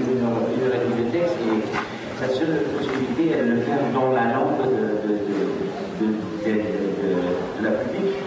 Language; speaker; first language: French; non-native, learner; Dutch